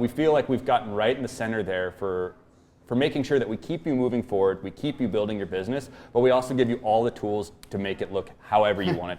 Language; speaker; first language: English; native; English